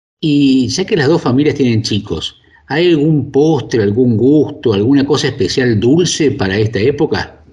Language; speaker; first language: Spanish; native; Spanish